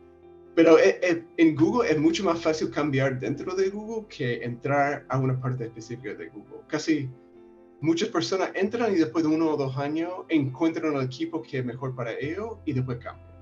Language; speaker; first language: Spanish; non-native, fluent; English